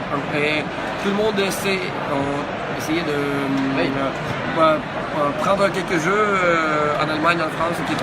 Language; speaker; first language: French; non-native, learner; Russian